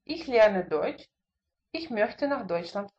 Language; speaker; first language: German; non-native, fluent; Russian